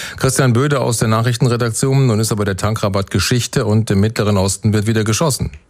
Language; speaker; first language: German; native; German